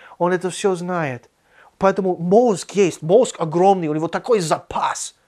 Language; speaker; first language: Russian; non-native, fluent; English